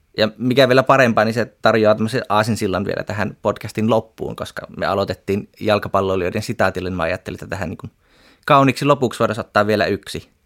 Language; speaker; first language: Finnish; native; Finnish